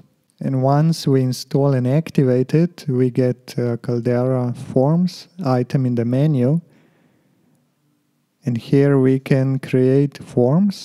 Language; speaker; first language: English; non-native, fluent; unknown